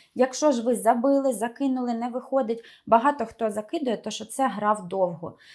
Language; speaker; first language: Ukrainian; non-native, local second language; Russian